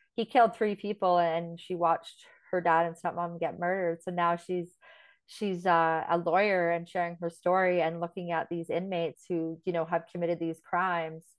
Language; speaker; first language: English; native; English